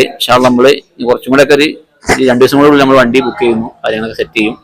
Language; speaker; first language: Malayalam; native; Malayalam